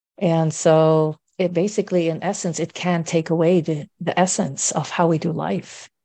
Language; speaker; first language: English; non-native, fluent; Dutch